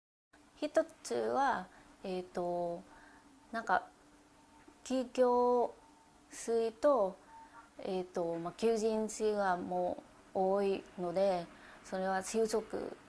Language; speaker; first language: Japanese; non-native, fluent; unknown